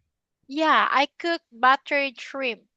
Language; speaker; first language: English; non-native, local second language; Filipino